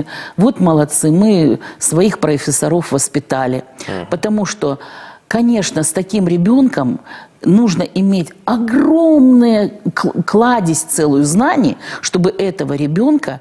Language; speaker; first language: Russian; native; Russian